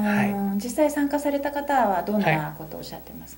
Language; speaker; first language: Japanese; native; Japanese